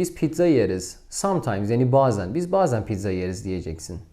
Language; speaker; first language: Turkish; non-native, fluent; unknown